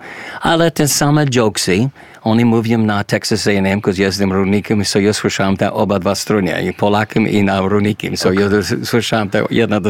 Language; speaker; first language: Polish; early bilingual, heritage; English